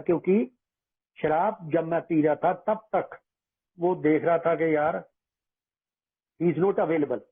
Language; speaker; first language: Hindi; native; Hindi